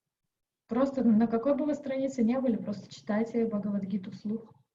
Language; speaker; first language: Russian; native; Russian